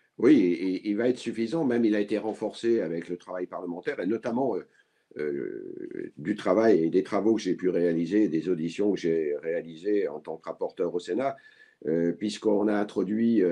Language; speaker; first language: French; native; French